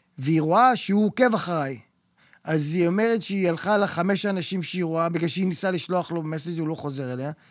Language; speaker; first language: Hebrew; early bilingual, heritage; Hebrew